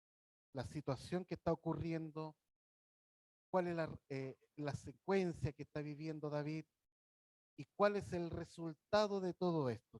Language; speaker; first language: Spanish; native; Spanish